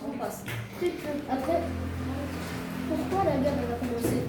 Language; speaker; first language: French; non-native, learner; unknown